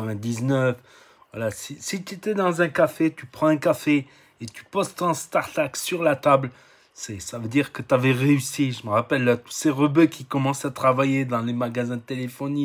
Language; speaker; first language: French; native; French